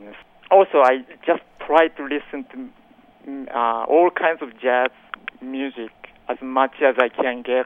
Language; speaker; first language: English; non-native, fluent; Japanese